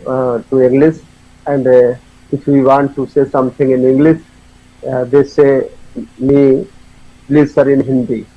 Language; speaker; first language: English; non-native, learner; Hindi